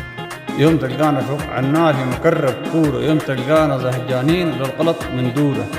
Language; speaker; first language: Arabic; native; Arabic